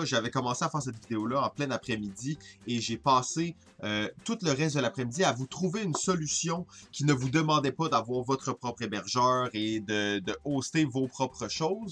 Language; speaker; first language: French; native; French